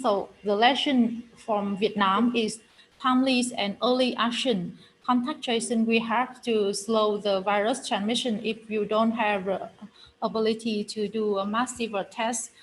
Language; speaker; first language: English; non-native, fluent; Vietnamese